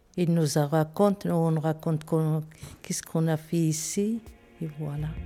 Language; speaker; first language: French; non-native, local second language; Arabic